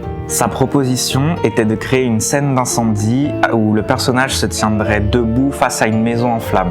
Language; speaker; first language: French; native; French